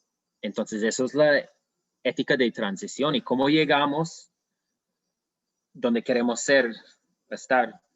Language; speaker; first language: Spanish; non-native, fluent; English